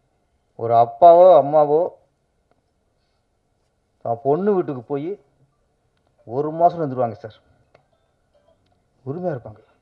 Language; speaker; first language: Tamil; native; Tamil